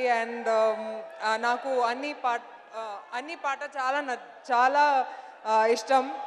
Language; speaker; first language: Telugu; non-native, learner; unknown